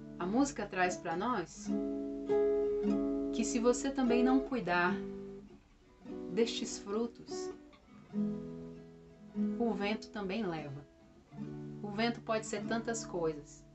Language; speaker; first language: Portuguese; native; Portuguese